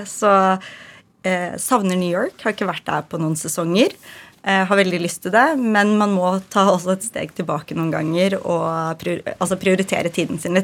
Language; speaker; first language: Norwegian; early bilingual, other home language; Ukrainian